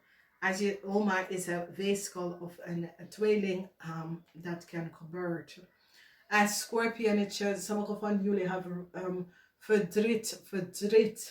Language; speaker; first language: Dutch; non-native, learner; English